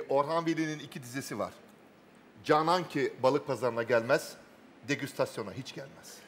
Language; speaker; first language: Turkish; native; Turkish